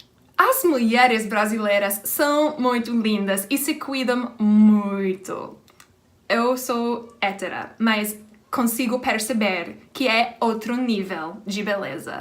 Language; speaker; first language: Portuguese; non-native, fluent; English